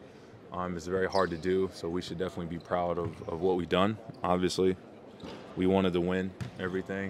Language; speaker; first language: English; native; English